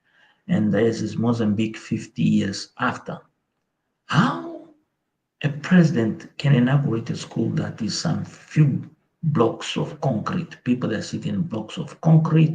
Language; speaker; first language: English; non-native, local second language; Portuguese